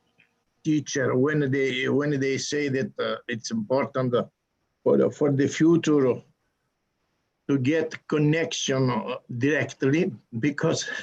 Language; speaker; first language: English; non-native, learner; Italian